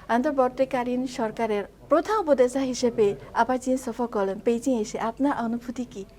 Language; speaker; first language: Bangla; non-native, fluent; Chinese